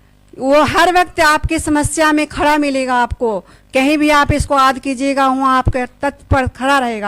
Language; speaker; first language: Hindi; native; Hindi